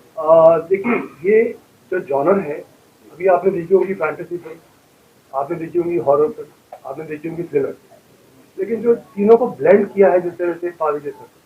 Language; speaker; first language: Hindi; native; Hindi